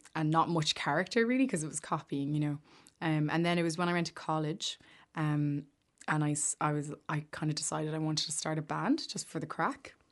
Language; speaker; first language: English; native; English